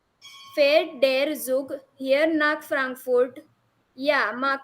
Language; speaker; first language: German; non-native, learner; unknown